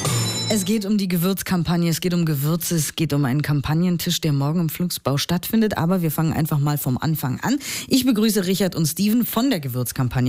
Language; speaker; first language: German; native; German